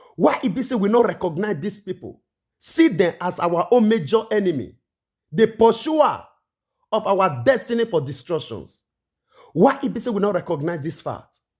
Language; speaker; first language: Nigerian Pidgin; native; Nigerian Pidgin